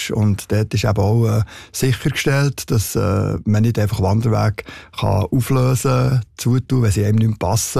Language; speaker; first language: German; native; German